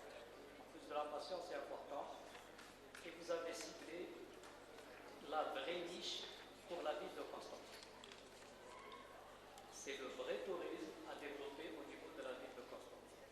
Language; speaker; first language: French; non-native, local second language; Arabic